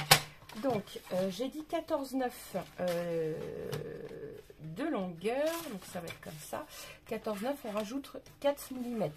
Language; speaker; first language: French; native; French